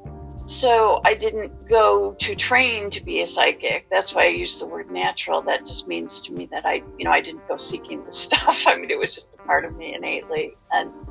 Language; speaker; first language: English; native; English